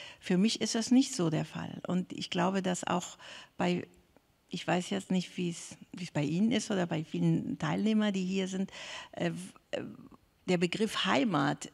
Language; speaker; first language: German; non-native, fluent; Persian